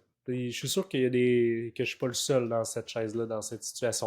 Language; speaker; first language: French; native; French